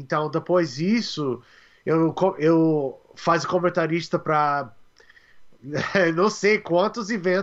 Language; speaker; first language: Portuguese; non-native, learner; English